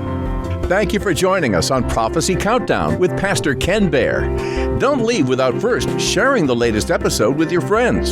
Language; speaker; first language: English; native; English